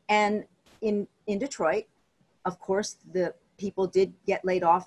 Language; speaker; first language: English; native; English